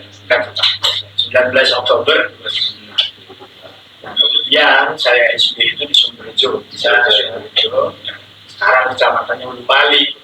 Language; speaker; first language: Indonesian; native; Indonesian